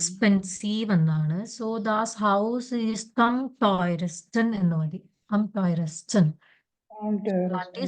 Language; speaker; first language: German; non-native, learner; Malayalam